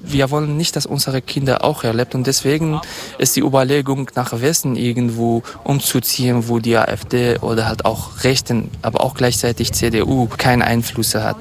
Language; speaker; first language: German; non-native, fluent; Kurdish